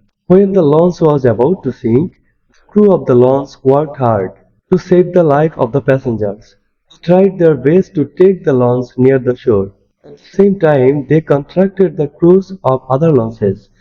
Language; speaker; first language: English; non-native, local second language; Bangla